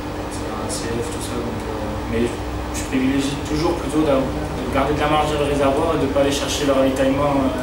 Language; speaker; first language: French; native; French